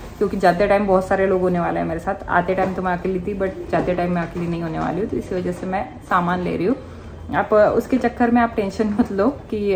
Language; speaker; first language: Hindi; native; Hindi